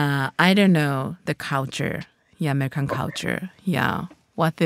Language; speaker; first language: English; non-native, learner; Japanese